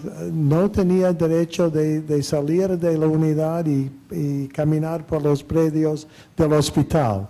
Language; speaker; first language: Spanish; non-native, fluent; English